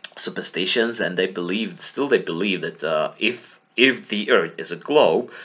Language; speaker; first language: English; non-native, fluent; Slovak